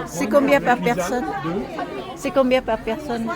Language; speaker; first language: French; non-native, learner; Filipino